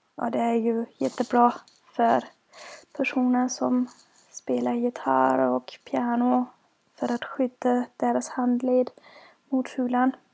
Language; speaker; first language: Swedish; non-native, fluent; German